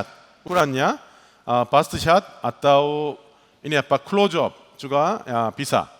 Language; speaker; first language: Indonesian; non-native, learner; Korean